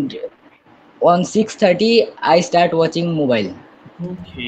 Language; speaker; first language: English; non-native, learner; Bangla